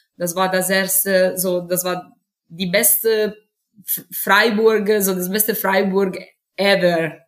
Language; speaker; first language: German; non-native, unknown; Italian